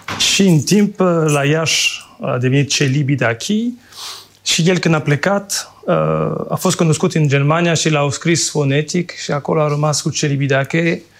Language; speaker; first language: Romanian; non-native, fluent; French